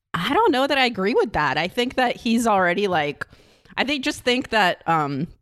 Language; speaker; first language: English; non-native, fluent; Russian